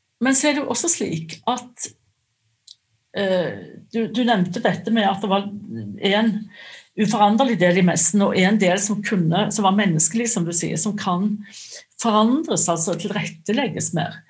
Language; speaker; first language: Norwegian; native; Norwegian